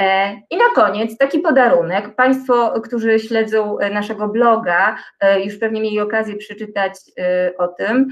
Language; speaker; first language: Polish; native; Polish